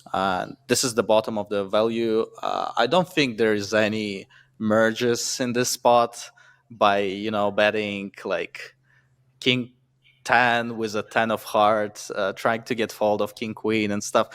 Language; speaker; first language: English; non-native, fluent; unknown